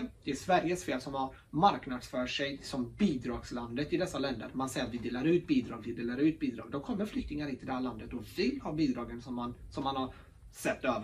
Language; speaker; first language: Swedish; early bilingual, other home language; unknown